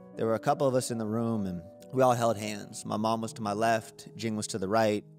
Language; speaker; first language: English; native; English